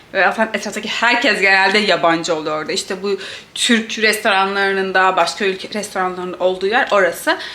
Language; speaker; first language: Turkish; native; Turkish